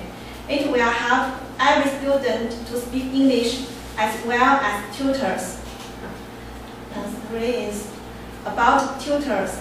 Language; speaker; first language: English; non-native, learner; Chinese